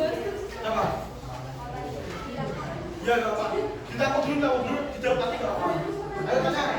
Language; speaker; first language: Indonesian; native; Indonesian